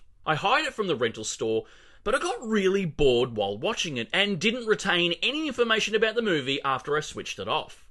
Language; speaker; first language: English; native; English